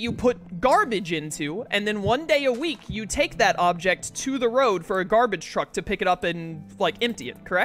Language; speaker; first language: English; native; English